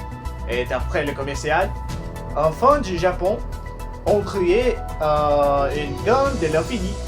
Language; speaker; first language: French; non-native, learner; Portuguese